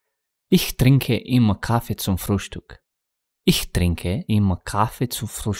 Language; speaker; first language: German; non-native, fluent; Romanian